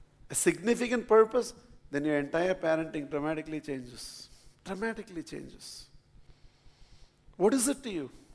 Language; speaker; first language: English; non-native, local second language; Tamil